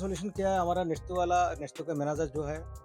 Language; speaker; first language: Hindi; non-native, fluent; Bangla